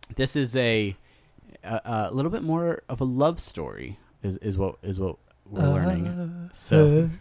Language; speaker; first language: English; native; English